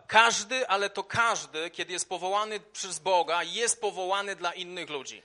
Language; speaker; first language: Polish; native; Polish